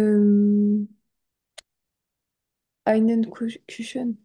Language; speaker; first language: German; non-native, learner; French